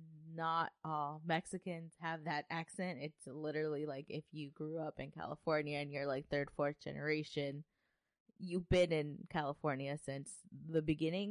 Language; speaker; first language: English; early bilingual, other home language; Spanish